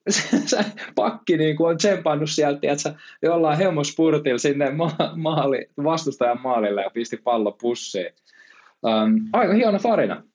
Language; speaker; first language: Finnish; native; Finnish